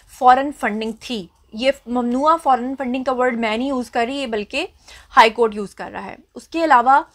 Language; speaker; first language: Urdu; native; Urdu